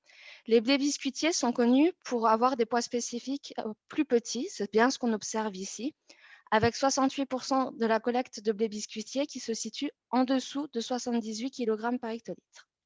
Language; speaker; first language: French; native; French